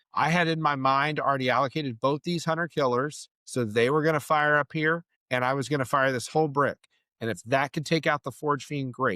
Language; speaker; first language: English; native; English